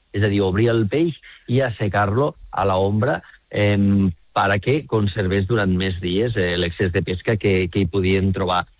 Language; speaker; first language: Catalan; native; Catalan